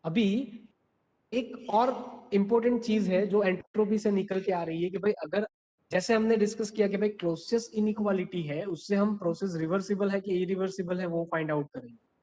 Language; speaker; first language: Hindi; non-native, local second language; Gujarati